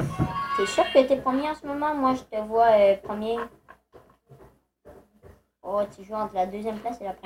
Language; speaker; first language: French; native; French